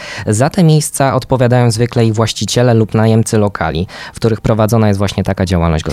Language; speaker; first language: Polish; native; Polish